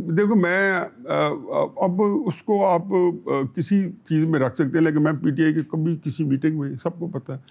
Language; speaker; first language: Urdu; non-native, local second language; Punjabi